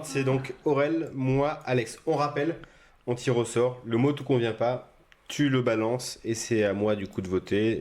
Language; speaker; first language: French; native; French